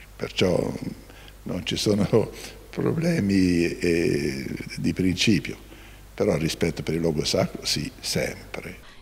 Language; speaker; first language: Italian; native; Italian